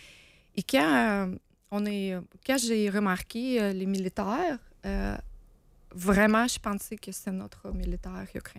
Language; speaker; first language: French; non-native, learner; Ukrainian